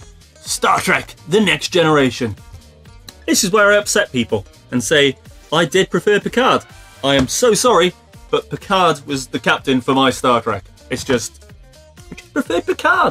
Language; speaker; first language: English; native; English